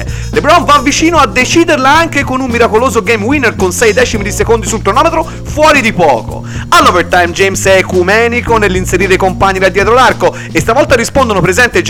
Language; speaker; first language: Italian; native; Italian